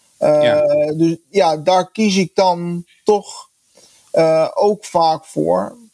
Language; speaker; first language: Dutch; native; Dutch